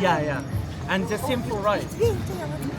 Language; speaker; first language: English; non-native, learner; Arabic